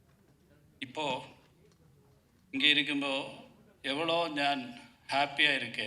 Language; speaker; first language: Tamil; non-native, learner; Malayalam